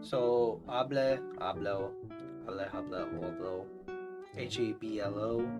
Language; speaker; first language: Spanish; non-native, learner; English